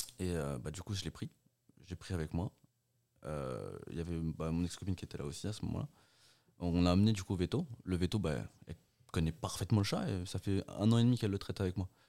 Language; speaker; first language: French; early bilingual, other home language; Portuguese